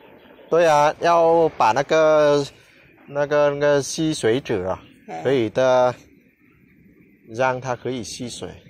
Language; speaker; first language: Chinese; non-native, learner; Vietnamese